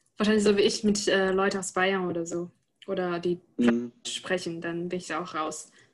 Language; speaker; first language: German; non-native, fluent; Chinese